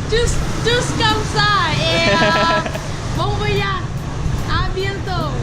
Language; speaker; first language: French; non-native, learner; Vietnamese